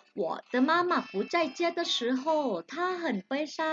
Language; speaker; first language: Chinese; non-native, fluent; Thai